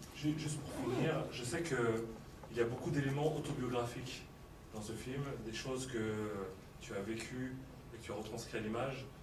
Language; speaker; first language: French; native; French